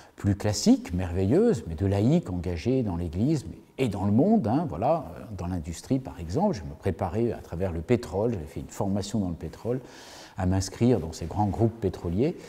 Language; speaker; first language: French; native; French